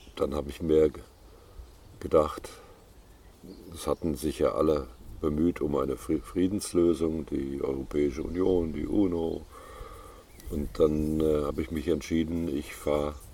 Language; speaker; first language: German; native; German